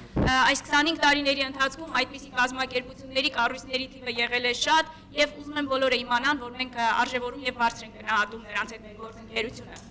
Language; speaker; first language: Armenian; native; Armenian